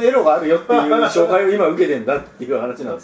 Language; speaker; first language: Japanese; native; Japanese